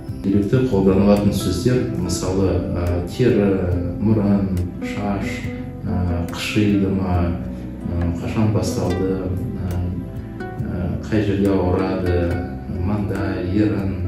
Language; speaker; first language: Kazakh; non-native, learner; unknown